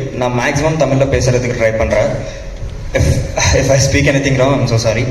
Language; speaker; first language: Tamil; non-native, learner; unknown